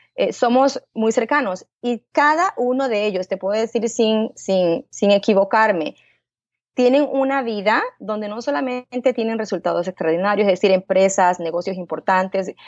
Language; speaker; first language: Spanish; native; Spanish